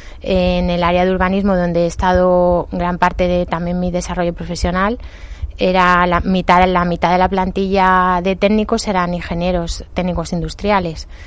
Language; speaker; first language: Spanish; native; Spanish